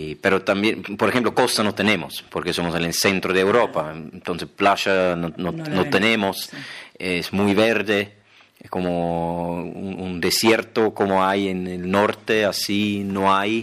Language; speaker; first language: Spanish; non-native, fluent; German